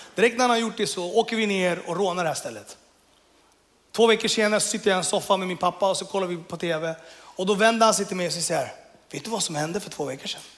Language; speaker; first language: Swedish; early bilingual, other home language; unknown